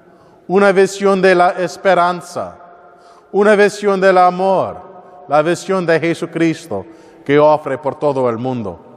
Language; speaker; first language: Spanish; non-native, learner; English